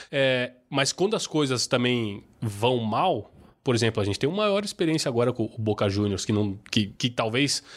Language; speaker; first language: Portuguese; native; Portuguese